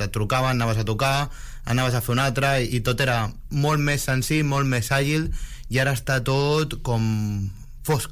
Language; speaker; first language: Catalan; native; Catalan